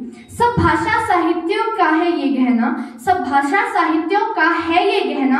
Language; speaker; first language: Hindi; native; Hindi